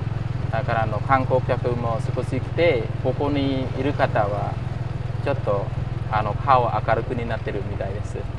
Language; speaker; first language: Japanese; non-native, fluent; Khmer